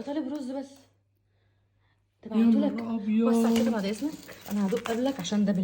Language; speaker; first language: Arabic; native; Arabic